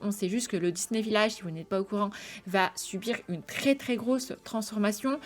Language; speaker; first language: French; native; French